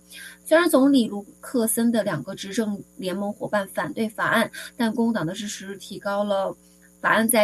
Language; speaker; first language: Chinese; native; Chinese